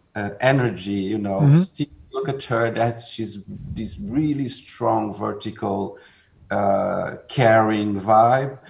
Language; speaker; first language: English; non-native, fluent; Portuguese